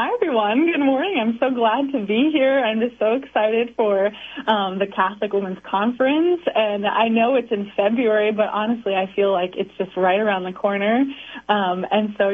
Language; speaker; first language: English; native; English